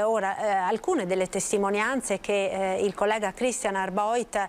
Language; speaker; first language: Italian; native; Italian